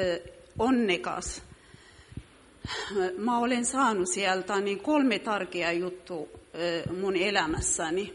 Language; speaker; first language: Finnish; non-native, fluent; Amharic